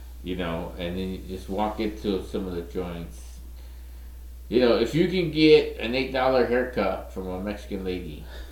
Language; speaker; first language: English; native; English